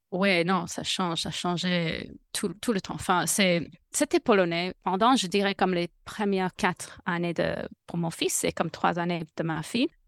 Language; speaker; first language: French; non-native, fluent; English